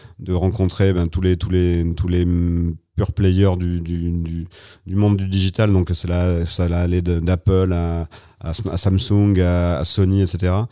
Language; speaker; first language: French; native; French